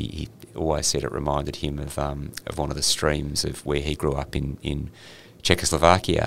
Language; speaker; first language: English; native; English